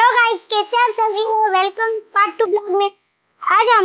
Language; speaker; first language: Hindi; non-native, local second language; Marathi